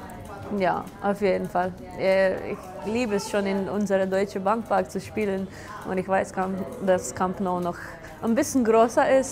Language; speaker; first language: German; non-native, fluent; Slovenian